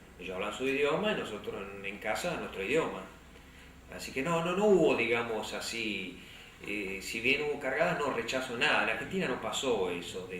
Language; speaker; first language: Spanish; early bilingual, other home language; Slovak